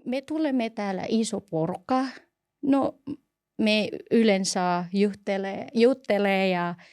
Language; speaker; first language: Finnish; non-native, learner; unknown